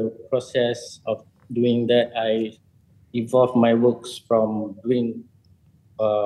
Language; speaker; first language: English; non-native, local second language; Malay